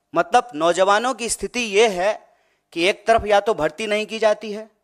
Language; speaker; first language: Hindi; native; Hindi